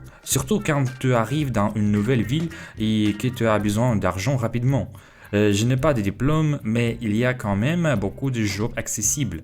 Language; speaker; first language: French; non-native, fluent; Russian